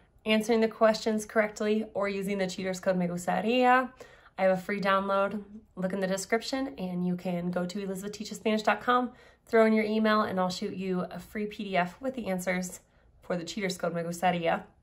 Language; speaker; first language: English; native; English